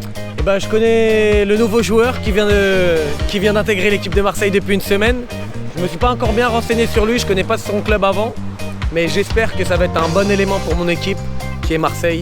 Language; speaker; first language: French; native; French